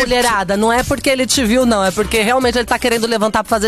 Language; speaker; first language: Portuguese; native; Portuguese